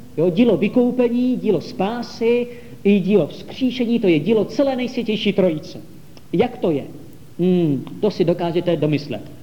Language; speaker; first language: Czech; native; Czech